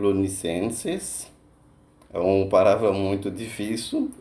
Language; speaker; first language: Portuguese; non-native, fluent; Haitian Creole